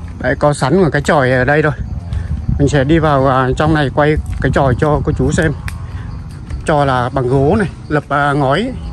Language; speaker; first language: Vietnamese; non-native, local second language; Tày